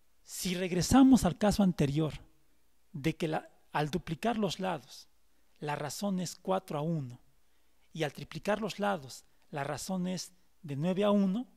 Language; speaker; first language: Spanish; native; Spanish